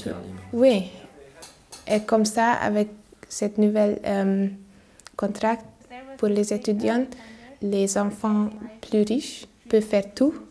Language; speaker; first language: French; non-native, learner; Hungarian